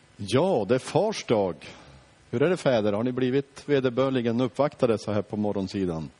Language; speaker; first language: Swedish; native; Swedish